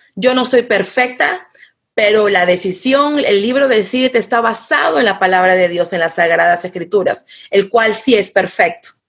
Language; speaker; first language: Spanish; native; Spanish